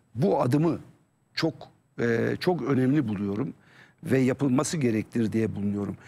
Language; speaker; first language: Turkish; native; Turkish